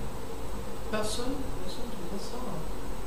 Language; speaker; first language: French; non-native, learner; English